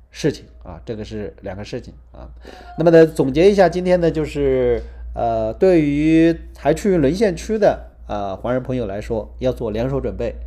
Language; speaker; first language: Chinese; native; Chinese